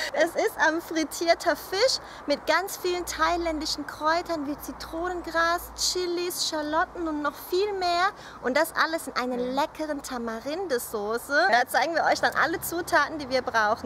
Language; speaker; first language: German; native; German